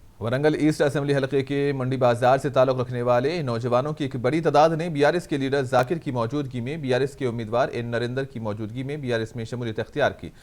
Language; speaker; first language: Hindi; non-native, local second language; Urdu